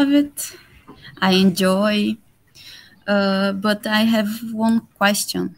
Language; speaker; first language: English; non-native, learner; Portuguese